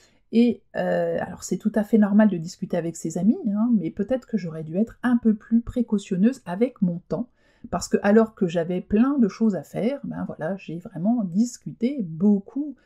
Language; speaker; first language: French; native; French